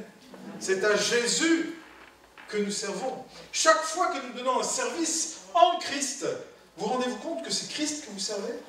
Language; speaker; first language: French; native; French